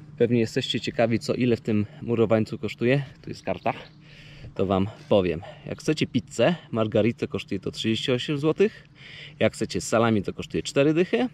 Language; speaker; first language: Polish; native; Polish